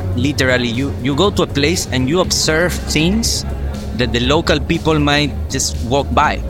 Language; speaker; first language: English; non-native, fluent; Spanish